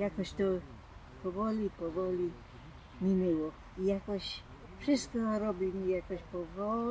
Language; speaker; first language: Polish; non-native, local second language; German